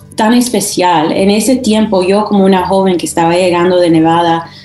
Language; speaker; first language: Spanish; early bilingual, heritage; Spanish